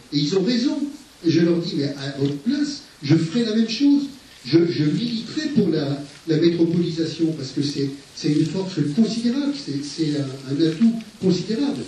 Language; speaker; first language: French; native; French